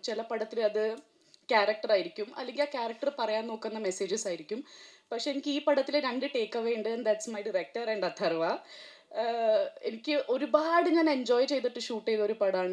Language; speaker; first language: Malayalam; early bilingual, heritage; Malayalam